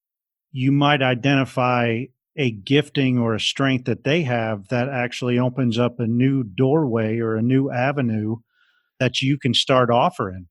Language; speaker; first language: English; native; English